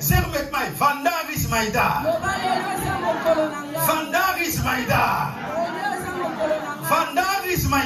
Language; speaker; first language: Dutch; non-native, fluent; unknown